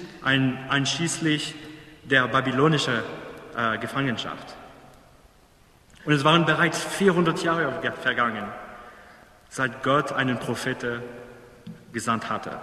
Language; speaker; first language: German; non-native, fluent; English